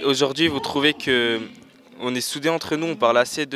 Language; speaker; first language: French; native; French